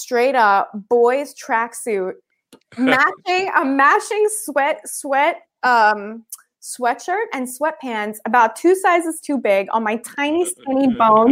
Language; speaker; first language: English; native; English